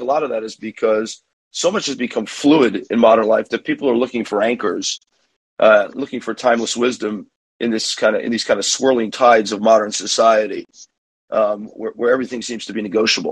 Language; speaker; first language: English; native; English